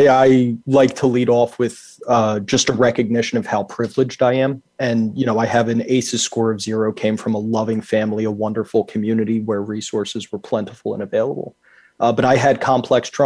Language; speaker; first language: English; native; English